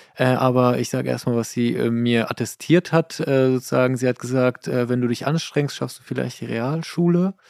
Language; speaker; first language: German; early bilingual, other home language; Persian